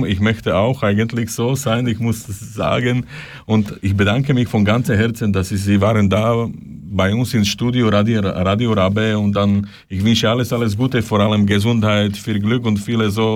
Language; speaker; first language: German; non-native, learner; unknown